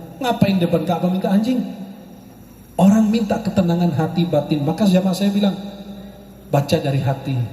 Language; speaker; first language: Indonesian; non-native, fluent; Arabic